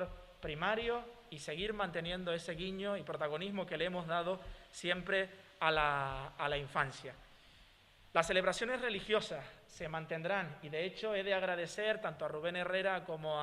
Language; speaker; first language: Spanish; native; Spanish